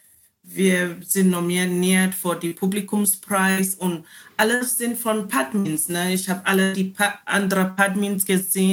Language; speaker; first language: German; non-native, learner; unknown